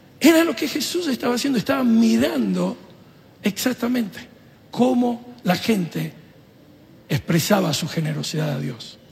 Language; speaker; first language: Spanish; native; Spanish